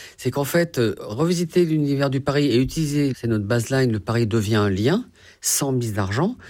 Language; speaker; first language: French; native; French